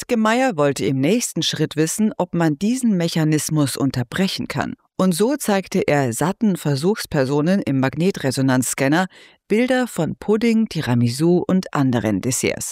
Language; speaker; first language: German; native; German